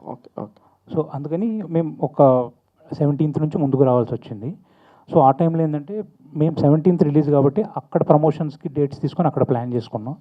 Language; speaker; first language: Telugu; native; Telugu